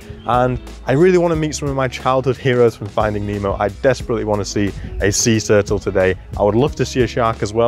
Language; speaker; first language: English; native; English